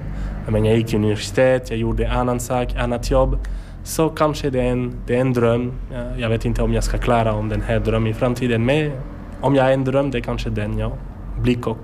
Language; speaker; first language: Swedish; non-native, learner; French